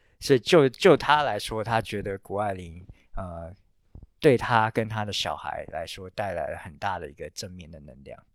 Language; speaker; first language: Chinese; native; Chinese